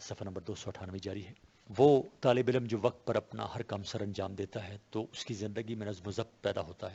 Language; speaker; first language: Urdu; non-native, local second language; Pashto